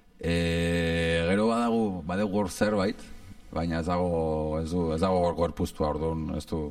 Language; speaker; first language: Basque; native; Basque